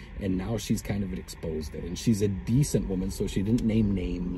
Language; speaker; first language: English; native; English